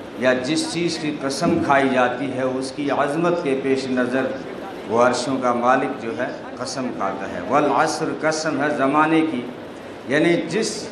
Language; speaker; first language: Urdu; non-native, local second language; Gujarati